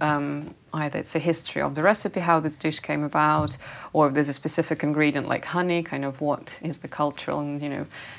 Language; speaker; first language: English; non-native, fluent; Russian